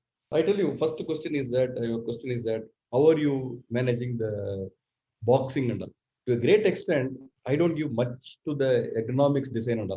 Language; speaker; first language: English; non-native, local second language; Tamil